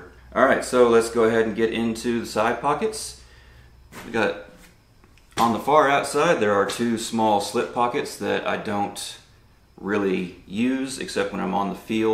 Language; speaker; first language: English; native; English